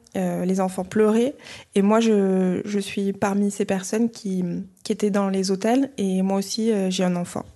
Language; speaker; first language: French; non-native, fluent; Bini